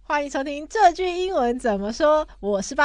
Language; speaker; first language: Chinese; native; Chinese